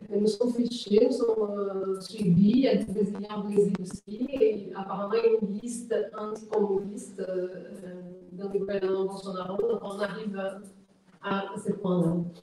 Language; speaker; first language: French; non-native, fluent; Portuguese